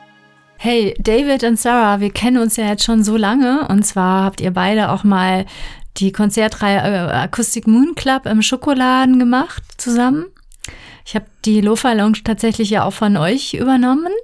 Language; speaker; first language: German; native; German